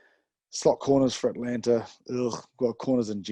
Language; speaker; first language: English; native; English